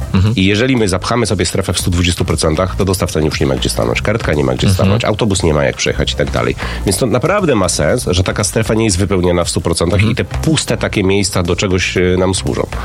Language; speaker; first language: Polish; native; Polish